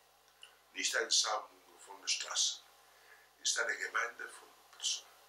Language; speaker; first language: German; non-native, fluent; Italian